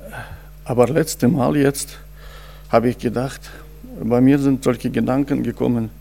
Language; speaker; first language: German; non-native, fluent; Russian